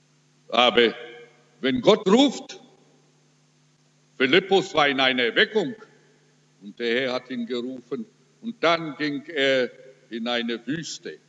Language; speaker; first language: German; early bilingual, heritage; German